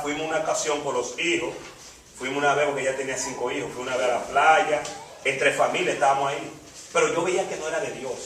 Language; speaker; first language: Spanish; native; Spanish